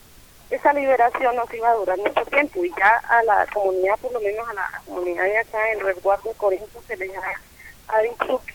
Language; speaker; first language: Spanish; native; Spanish